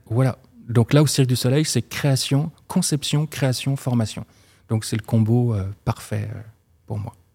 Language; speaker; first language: French; native; French